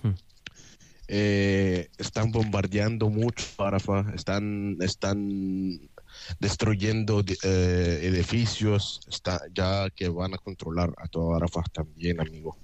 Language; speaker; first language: Spanish; non-native, fluent; Arabic